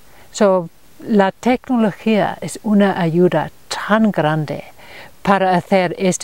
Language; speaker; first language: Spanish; non-native, learner; English